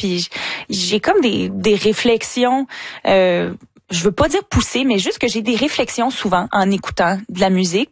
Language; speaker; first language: French; native; French